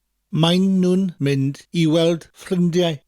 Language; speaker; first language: Welsh; non-native, fluent; English